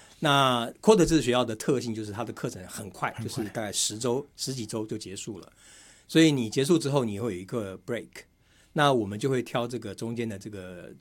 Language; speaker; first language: Chinese; native; Chinese